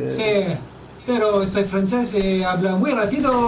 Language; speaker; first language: Spanish; non-native, learner; French